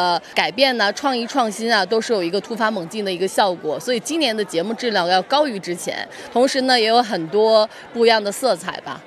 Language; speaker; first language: Chinese; native; Chinese